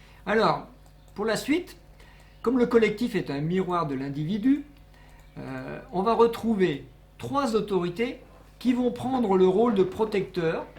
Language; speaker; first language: French; native; French